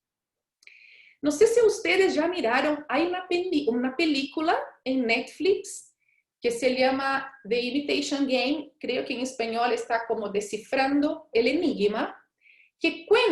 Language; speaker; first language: Spanish; non-native, fluent; Portuguese